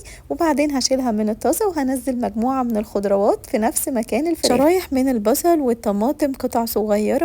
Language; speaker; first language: Arabic; native; Arabic